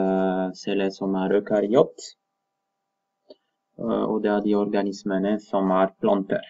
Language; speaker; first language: Norwegian; non-native, fluent; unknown